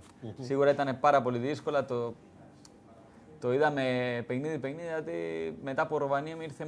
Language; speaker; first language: Greek; non-native, fluent; Spanish